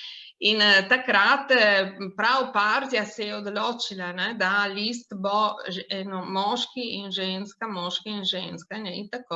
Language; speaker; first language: Slovenian; non-native, local second language; Italian